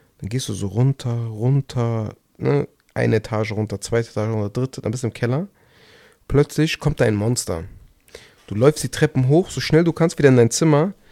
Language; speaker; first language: German; early bilingual, other home language; Turkish